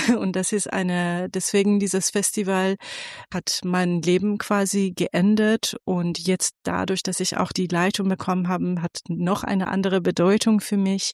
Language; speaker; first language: German; non-native, fluent; Persian